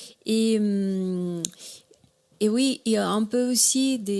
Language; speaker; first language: French; non-native, learner; Spanish